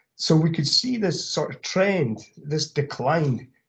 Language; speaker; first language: English; native; English